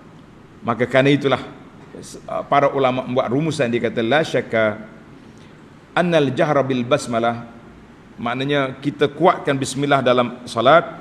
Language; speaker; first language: Malay; native; Malay